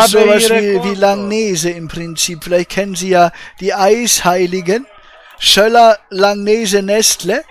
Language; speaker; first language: German; native; German